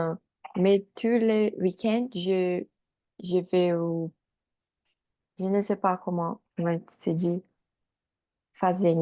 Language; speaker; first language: French; non-native, learner; Portuguese